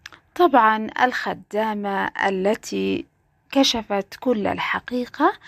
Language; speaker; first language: Arabic; native; Arabic